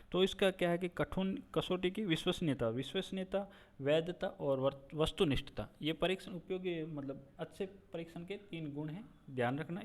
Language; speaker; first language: Hindi; non-native, local second language; Gujarati